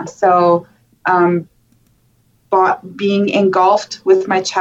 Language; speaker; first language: English; native; English